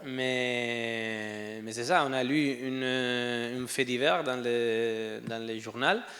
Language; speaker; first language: French; non-native, learner; Spanish